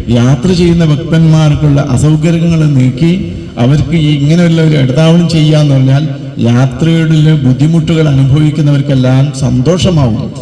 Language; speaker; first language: Malayalam; non-native, local second language; Kannada